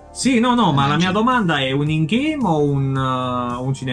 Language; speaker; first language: Italian; native; Italian